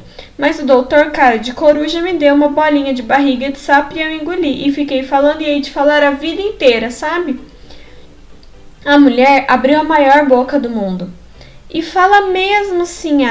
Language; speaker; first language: Portuguese; native; Portuguese